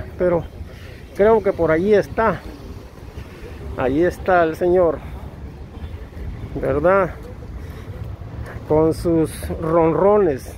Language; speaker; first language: Spanish; native; Spanish